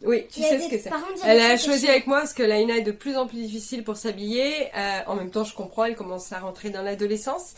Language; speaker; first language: French; native; French